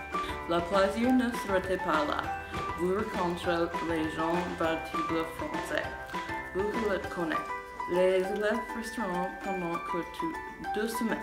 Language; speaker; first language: French; non-native, learner; English